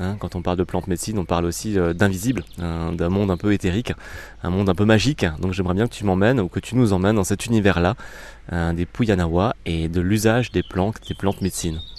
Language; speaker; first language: French; native; French